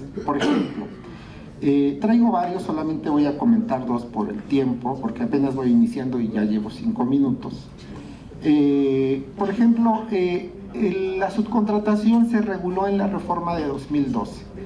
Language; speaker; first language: Spanish; native; Spanish